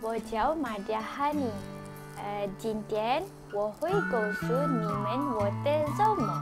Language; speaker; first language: Chinese; non-native, learner; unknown